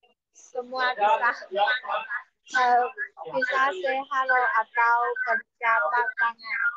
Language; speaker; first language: Indonesian; non-native, learner; Chinese